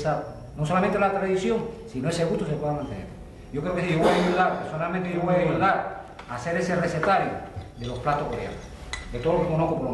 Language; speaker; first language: Spanish; native; Spanish